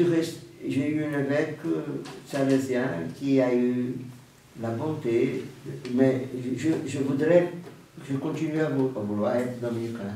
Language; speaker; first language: French; non-native, fluent; Portuguese